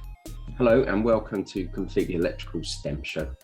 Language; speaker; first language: English; native; English